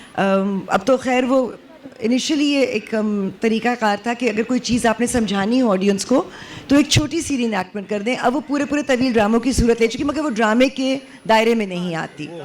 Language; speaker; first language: Urdu; native; Urdu